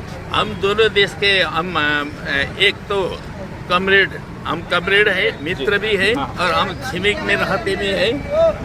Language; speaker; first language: Hindi; non-native, learner; Nepali